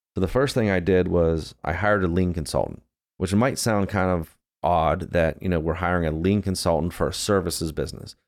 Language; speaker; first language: English; native; English